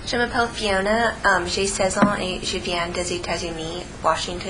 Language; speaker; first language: French; non-native, learner; English